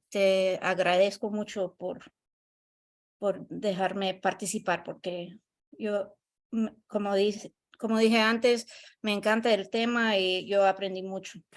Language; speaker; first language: Spanish; non-native, learner; English